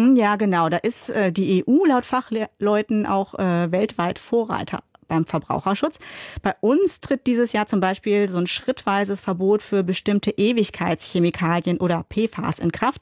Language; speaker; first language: German; native; German